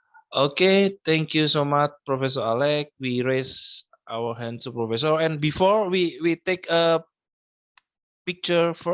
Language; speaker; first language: English; non-native, local second language; Indonesian